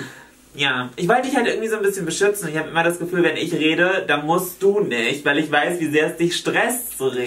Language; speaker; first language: German; native; German